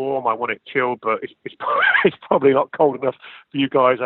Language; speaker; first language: English; native; English